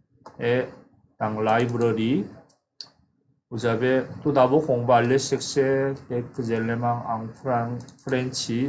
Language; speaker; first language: French; non-native, fluent; Korean